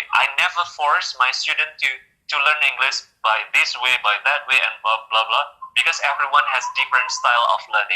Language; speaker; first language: English; non-native, fluent; Indonesian